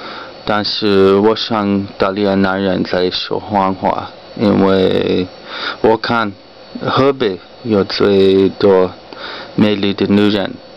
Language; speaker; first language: Chinese; non-native, learner; English